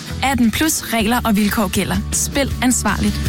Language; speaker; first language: Danish; native; Danish